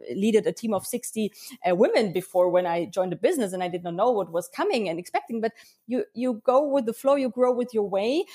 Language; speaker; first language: English; early bilingual, heritage; German